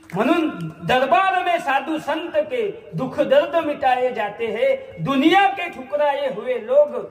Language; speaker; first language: Hindi; non-native, local second language; Marathi